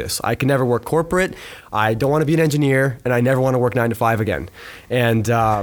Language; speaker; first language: English; native; English